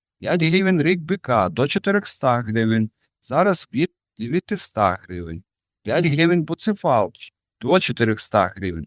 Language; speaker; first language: Ukrainian; native; Ukrainian